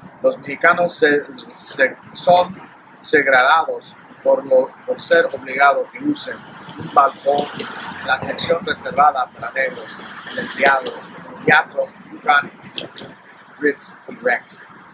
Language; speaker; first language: Spanish; early bilingual, heritage; Spanish